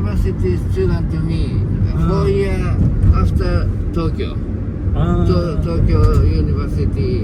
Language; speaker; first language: English; non-native, learner; Japanese